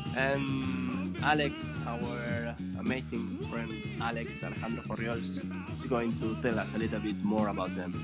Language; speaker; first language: English; non-native, fluent; Spanish